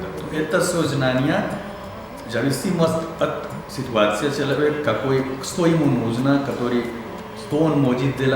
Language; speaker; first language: Russian; non-native, learner; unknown